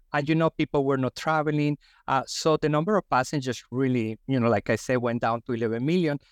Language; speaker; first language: English; non-native, fluent; Spanish